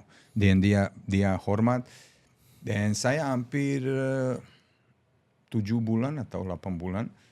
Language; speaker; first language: Indonesian; non-native, fluent; Serbian